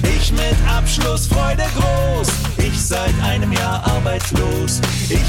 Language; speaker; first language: German; native; German